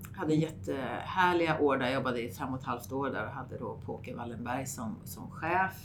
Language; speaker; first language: Swedish; native; Swedish